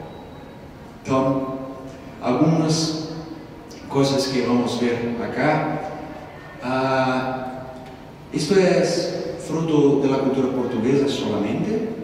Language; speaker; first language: Spanish; non-native, learner; Portuguese